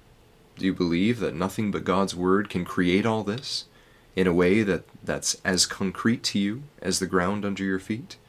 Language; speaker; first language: English; native; English